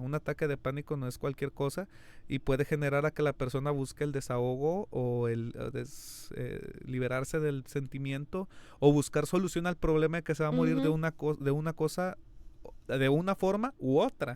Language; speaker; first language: Spanish; native; Spanish